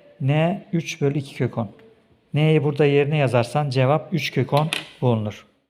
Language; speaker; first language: Turkish; native; Turkish